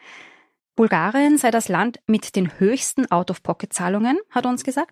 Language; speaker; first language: German; native; German